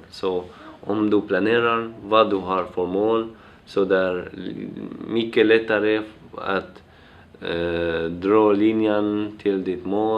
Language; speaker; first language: Swedish; non-native, fluent; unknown